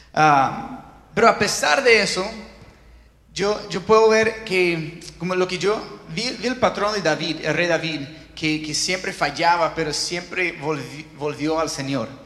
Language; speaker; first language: Spanish; non-native, fluent; English